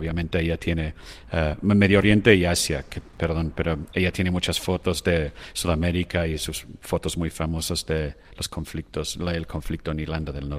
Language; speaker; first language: Spanish; non-native, fluent; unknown